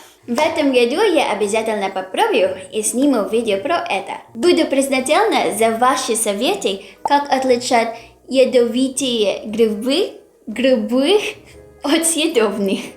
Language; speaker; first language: Russian; non-native, learner; Filipino